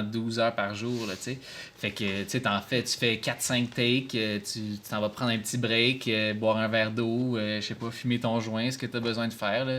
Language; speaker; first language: French; native; French